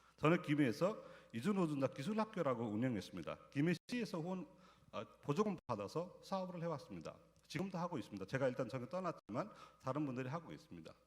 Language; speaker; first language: Korean; non-native, fluent; Nepali